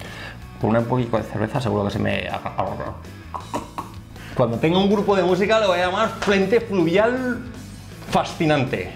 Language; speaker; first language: Spanish; native; Spanish